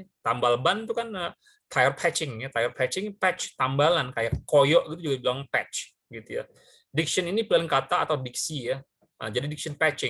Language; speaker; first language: Indonesian; native; Indonesian